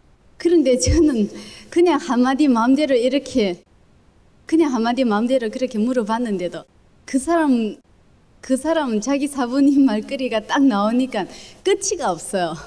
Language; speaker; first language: Korean; early bilingual, other home language; Chinese